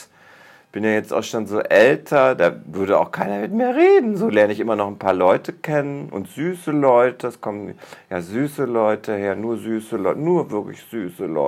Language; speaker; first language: German; native; German